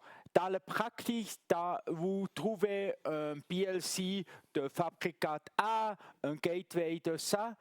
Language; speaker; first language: French; non-native, local second language; German